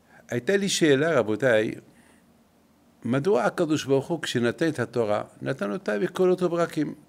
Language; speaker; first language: Hebrew; non-native, fluent; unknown